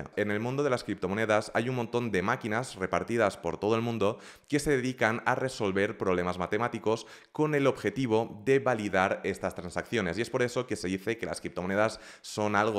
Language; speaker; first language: Spanish; native; Spanish